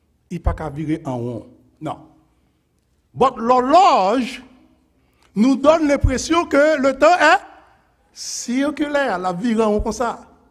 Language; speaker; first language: French; native; French